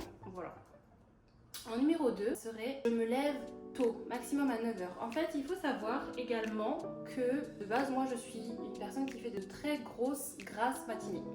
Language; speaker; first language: French; native; French